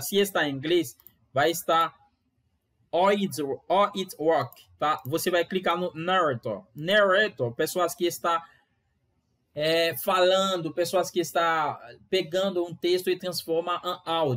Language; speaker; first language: Portuguese; non-native, fluent; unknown